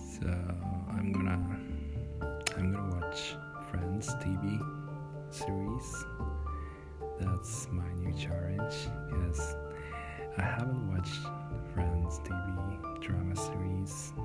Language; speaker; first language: English; non-native, fluent; Japanese